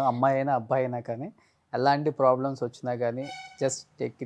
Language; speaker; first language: Telugu; native; Telugu